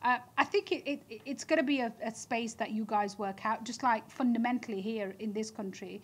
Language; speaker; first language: English; native; English